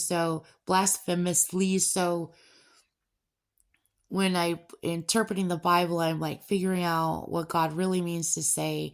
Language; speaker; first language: English; native; English